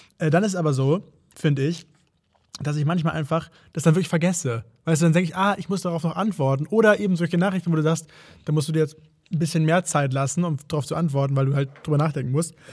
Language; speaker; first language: German; native; German